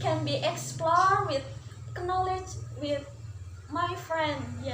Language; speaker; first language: English; non-native, learner; Indonesian